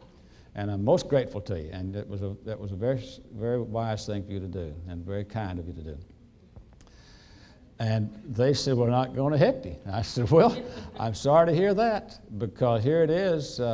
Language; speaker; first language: English; native; English